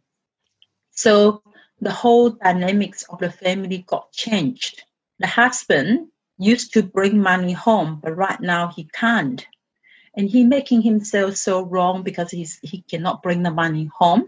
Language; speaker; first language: English; non-native, fluent; Chinese